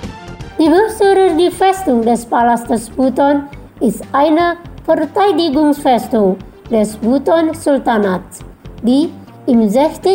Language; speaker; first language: German; non-native, fluent; Indonesian